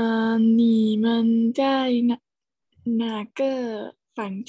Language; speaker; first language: Chinese; non-native, learner; Thai